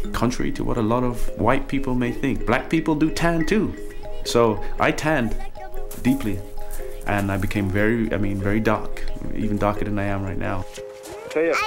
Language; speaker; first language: English; native; English